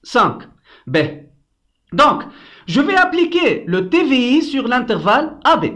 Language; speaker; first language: French; non-native, local second language; Arabic